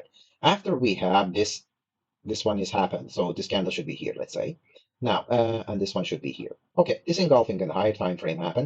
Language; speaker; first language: English; non-native, fluent; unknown